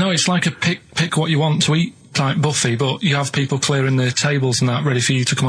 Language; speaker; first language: English; native; English